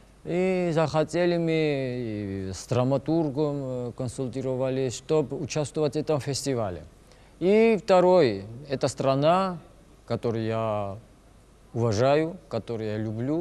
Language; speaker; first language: Ukrainian; non-native, learner; Georgian